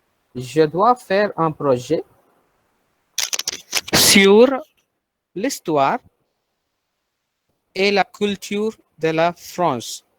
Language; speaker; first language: French; non-native, fluent; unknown